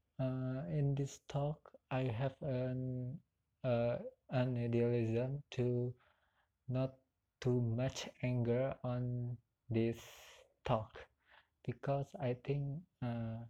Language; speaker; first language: English; non-native, learner; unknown